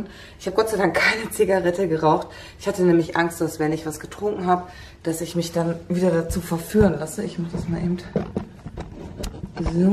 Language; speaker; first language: German; native; German